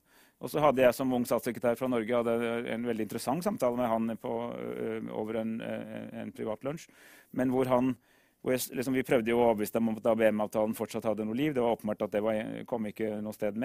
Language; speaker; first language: Norwegian; native; Norwegian